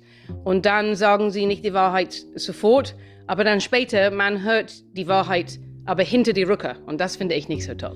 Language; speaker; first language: German; non-native, fluent; English